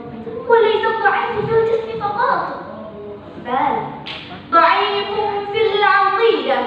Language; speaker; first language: Arabic; non-native, fluent; Indonesian